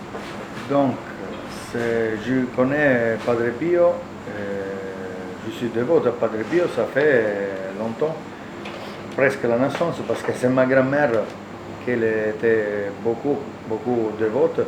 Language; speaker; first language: French; non-native, learner; Italian